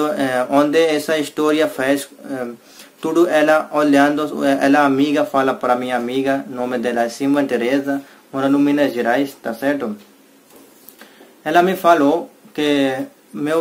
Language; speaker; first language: Portuguese; non-native, learner; Hindi